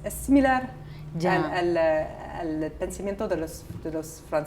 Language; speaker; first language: Spanish; non-native, learner; English